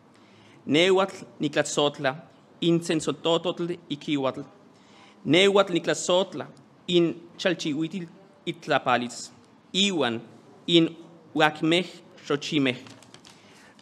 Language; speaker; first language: Greek; non-native, fluent; Spanish